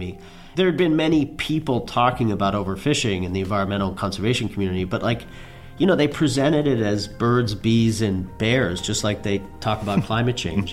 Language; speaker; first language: English; native; English